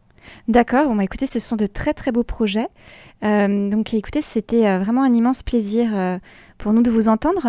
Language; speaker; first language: French; native; French